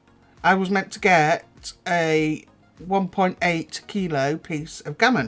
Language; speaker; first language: English; native; English